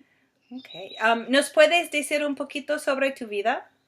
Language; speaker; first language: Spanish; non-native, fluent; English